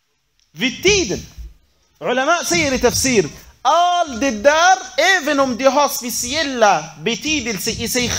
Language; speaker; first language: Swedish; non-native, fluent; Arabic